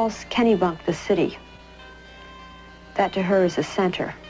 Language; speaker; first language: English; native; English